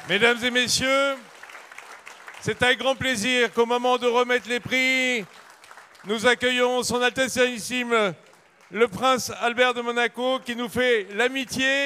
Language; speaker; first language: French; native; French